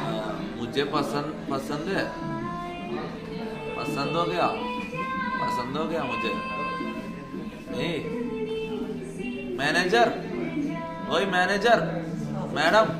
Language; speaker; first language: Hindi; non-native, local second language; Malayalam